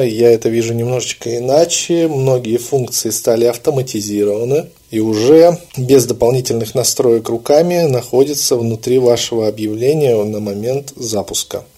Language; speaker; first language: Russian; native; Russian